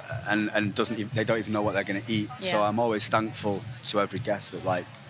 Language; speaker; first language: English; native; English